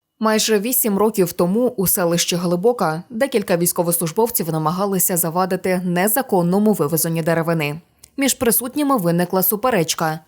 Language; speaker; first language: Ukrainian; native; Ukrainian